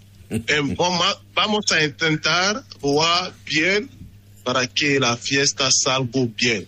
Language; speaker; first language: Spanish; non-native, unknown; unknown